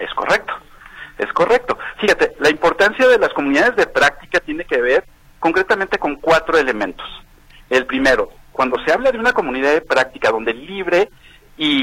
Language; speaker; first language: Spanish; native; Spanish